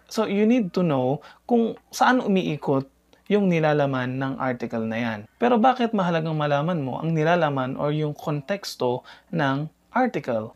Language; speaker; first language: Filipino; native; Filipino